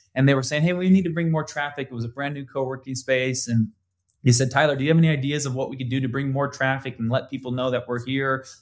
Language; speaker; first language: English; native; English